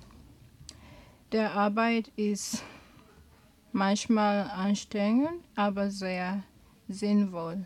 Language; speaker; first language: German; non-native, learner; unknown